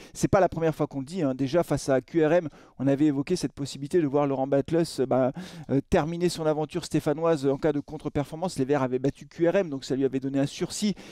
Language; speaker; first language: French; native; French